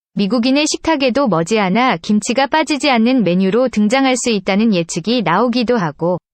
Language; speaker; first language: Korean; native; Korean